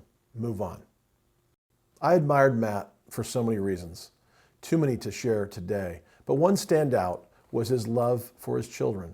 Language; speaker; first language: English; native; English